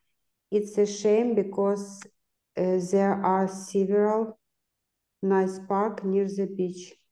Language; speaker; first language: English; non-native, learner; Ukrainian